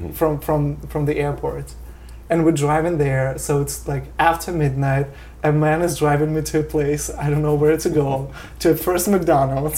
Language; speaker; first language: English; non-native, fluent; Russian